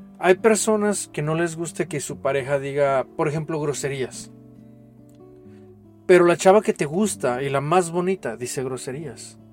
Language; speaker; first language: Spanish; native; Spanish